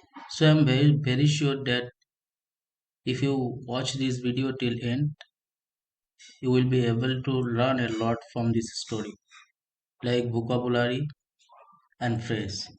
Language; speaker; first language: English; non-native, local second language; Bangla